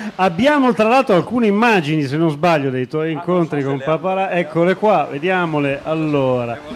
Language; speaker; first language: Italian; native; Italian